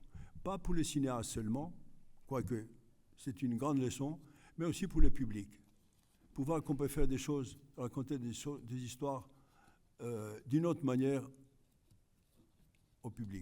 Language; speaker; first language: French; non-native, fluent; Greek